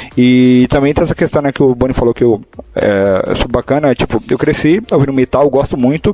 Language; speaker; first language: Portuguese; native; Portuguese